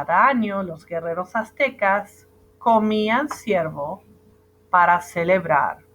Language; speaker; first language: Spanish; non-native, fluent; English